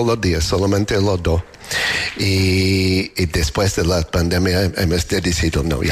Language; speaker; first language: Spanish; non-native, fluent; English